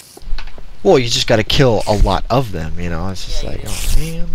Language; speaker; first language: English; native; English